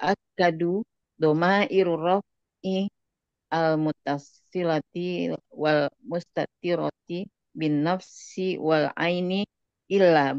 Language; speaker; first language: Arabic; non-native, learner; Indonesian